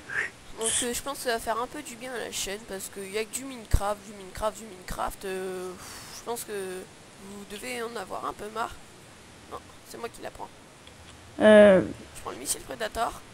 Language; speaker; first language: French; native; French